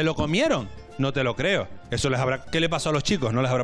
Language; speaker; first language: Spanish; native; Spanish